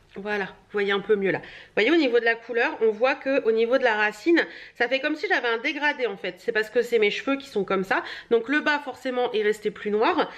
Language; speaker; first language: French; native; French